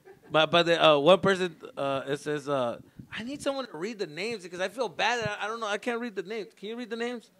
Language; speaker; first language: English; early bilingual, other home language; Spanish